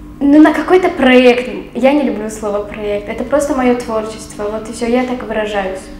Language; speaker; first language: Russian; non-native, local second language; Tajik